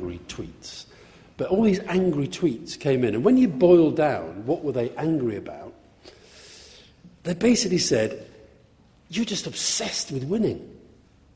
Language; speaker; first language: English; native; English